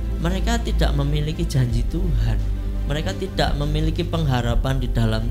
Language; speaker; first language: Indonesian; native; Indonesian